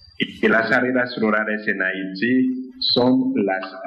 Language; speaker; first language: Spanish; non-native, fluent; Haitian Creole